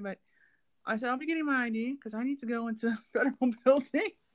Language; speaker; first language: English; native; English